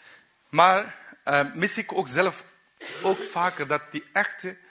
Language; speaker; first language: Dutch; non-native, learner; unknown